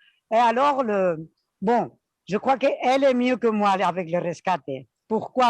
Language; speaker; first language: French; non-native, fluent; Spanish